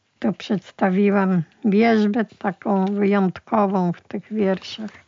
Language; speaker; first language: Polish; early bilingual, other home language; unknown